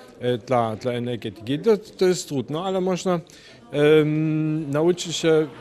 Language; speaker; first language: Polish; non-native, fluent; German